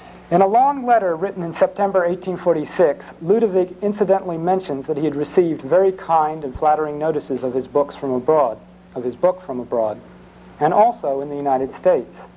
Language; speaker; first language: English; native; English